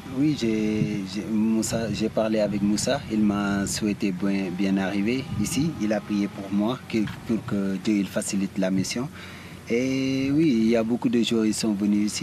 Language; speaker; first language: French; early bilingual, heritage; Italian